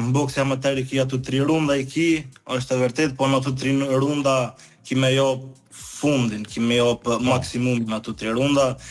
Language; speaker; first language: Albanian; early bilingual, heritage; Albanian